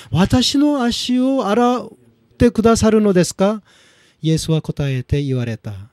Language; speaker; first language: Japanese; non-native, fluent; Korean